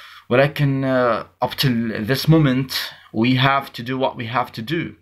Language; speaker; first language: English; non-native, fluent; Arabic